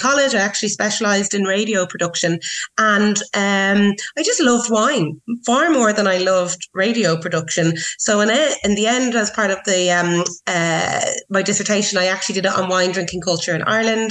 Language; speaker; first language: English; native; English